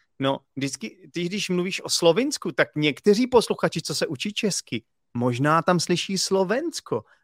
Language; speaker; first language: Czech; native; Czech